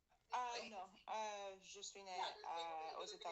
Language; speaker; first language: French; non-native, learner; English